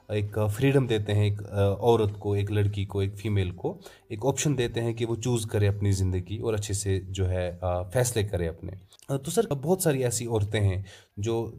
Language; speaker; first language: Urdu; non-native, local second language; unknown